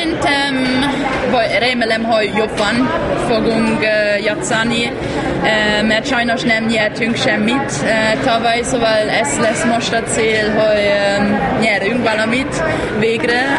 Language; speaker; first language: Hungarian; non-native, learner; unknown